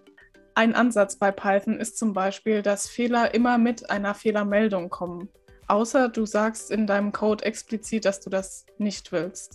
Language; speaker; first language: German; native; German